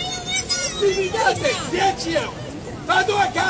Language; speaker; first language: Italian; non-native, fluent; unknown